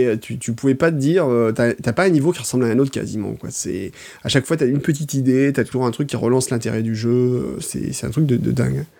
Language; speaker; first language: French; native; French